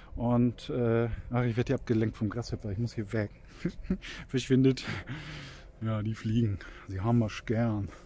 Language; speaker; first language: German; native; German